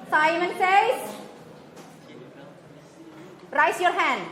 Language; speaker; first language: English; non-native, fluent; Indonesian